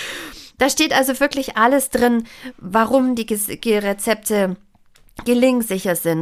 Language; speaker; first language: German; native; German